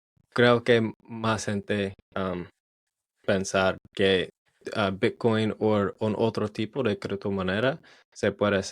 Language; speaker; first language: Spanish; non-native, learner; English